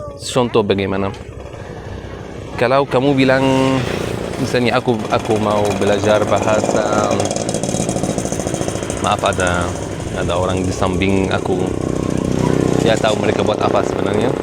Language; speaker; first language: Indonesian; non-native, fluent; Arabic